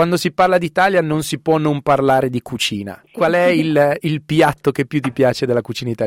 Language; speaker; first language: Italian; native; Italian